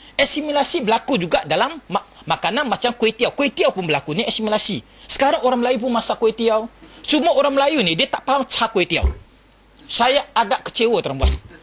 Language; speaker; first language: Malay; non-native, local second language; Chinese